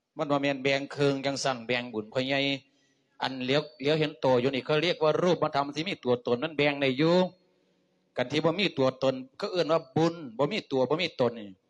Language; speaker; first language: Lao; native; Lao